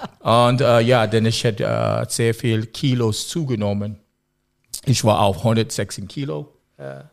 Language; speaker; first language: German; non-native, learner; English